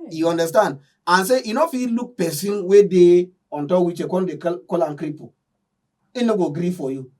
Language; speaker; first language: Nigerian Pidgin; non-native, local second language; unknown